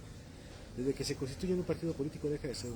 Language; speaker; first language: Spanish; native; Spanish